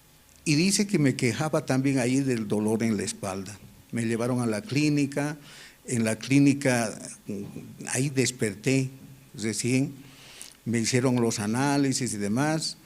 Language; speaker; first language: Spanish; native; Spanish